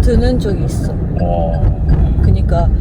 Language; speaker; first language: Korean; non-native, learner; Japanese